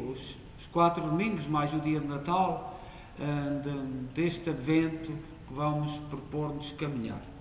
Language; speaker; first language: Portuguese; native; Portuguese